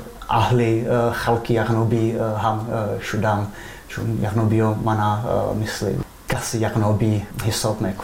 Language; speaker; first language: Persian; non-native, fluent; Czech